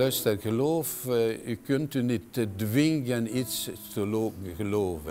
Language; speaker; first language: Dutch; non-native, fluent; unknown